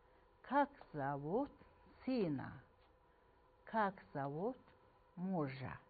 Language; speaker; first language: Russian; non-native, fluent; Mongolian